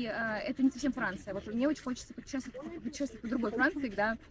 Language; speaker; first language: Russian; native; Russian